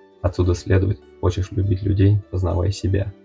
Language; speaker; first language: Russian; native; Russian